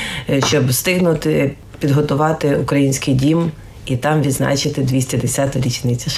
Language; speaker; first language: Ukrainian; native; Ukrainian